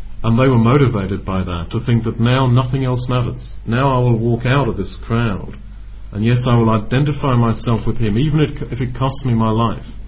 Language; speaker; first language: English; native; English